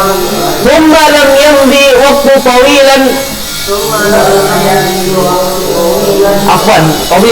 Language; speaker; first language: Arabic; non-native, fluent; Indonesian